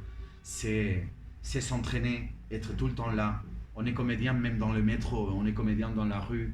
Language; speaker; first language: French; non-native, fluent; Spanish